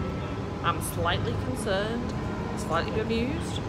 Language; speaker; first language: English; native; English